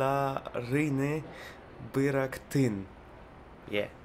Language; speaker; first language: Turkish; non-native, learner; Russian